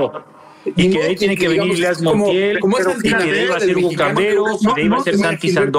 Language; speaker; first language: Spanish; native; Spanish